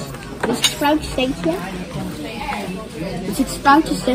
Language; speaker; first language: Dutch; early bilingual, other home language; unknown